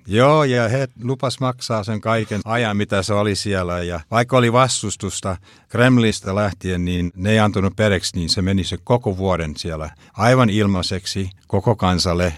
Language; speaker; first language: Finnish; early bilingual, heritage; Finnish